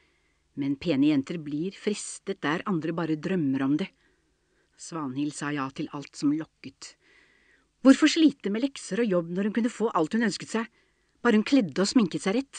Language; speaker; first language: Norwegian; native; Norwegian